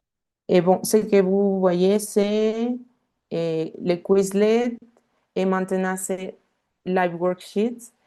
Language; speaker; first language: French; non-native, fluent; Spanish